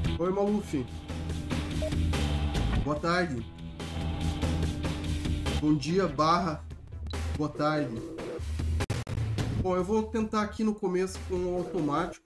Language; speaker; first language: Portuguese; native; Portuguese